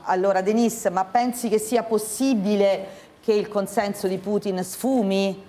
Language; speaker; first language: Italian; native; Italian